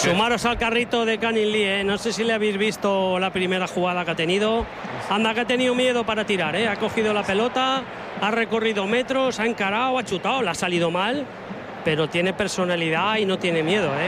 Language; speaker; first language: Spanish; native; Spanish